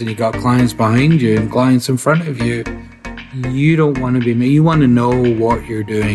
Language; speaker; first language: English; native; English